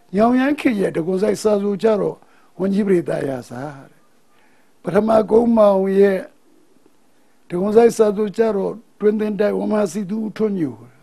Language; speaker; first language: Burmese; native; Burmese